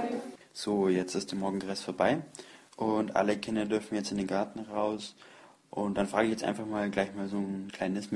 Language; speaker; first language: German; native; German